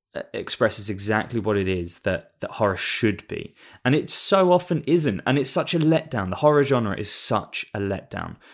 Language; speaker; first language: English; native; English